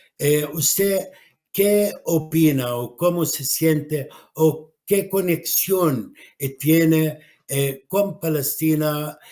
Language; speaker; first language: Spanish; non-native, fluent; Arabic